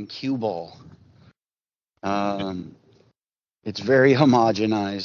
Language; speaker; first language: English; native; English